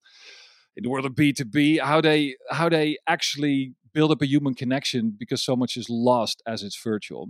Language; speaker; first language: English; non-native, fluent; Dutch